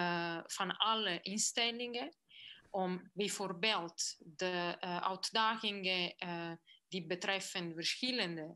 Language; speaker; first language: Dutch; non-native, fluent; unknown